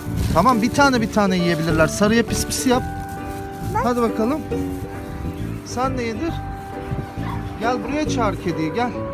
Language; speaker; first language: Turkish; native; Turkish